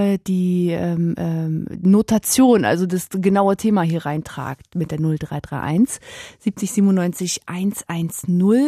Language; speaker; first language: German; native; German